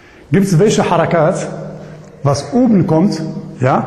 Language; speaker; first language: German; non-native, learner; Arabic